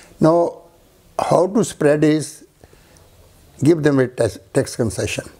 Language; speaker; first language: English; non-native, local second language; Punjabi